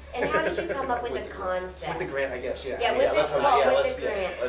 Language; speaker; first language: English; native; English